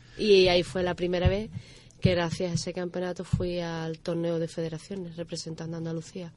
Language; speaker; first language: Spanish; native; Spanish